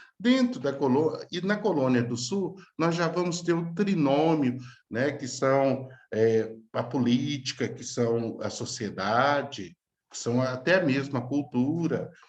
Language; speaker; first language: Portuguese; native; Portuguese